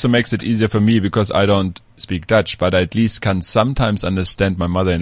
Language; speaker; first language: English; non-native, fluent; German